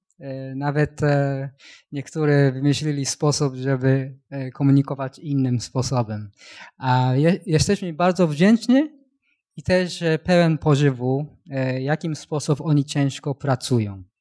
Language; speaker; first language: Polish; non-native, learner; Japanese